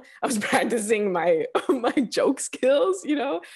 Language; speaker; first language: English; native; English